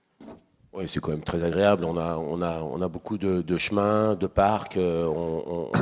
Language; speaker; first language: French; native; French